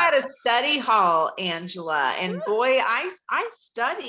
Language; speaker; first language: English; native; English